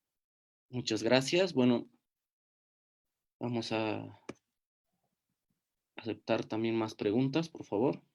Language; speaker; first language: Spanish; native; Spanish